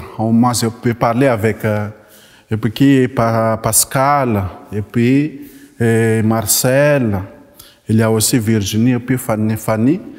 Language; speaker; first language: French; non-native, local second language; Malagasy